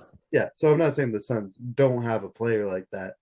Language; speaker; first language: English; native; English